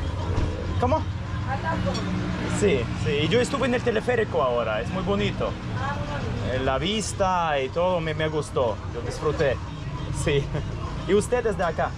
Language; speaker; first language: Spanish; non-native, fluent; Russian